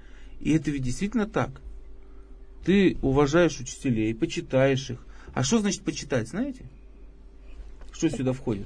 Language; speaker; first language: Russian; native; Russian